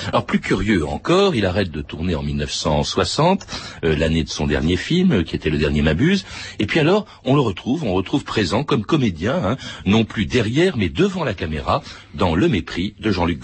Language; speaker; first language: French; native; French